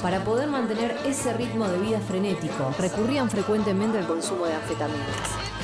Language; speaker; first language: Spanish; native; Spanish